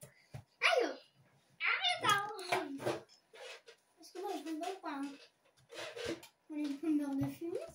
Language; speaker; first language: French; native; French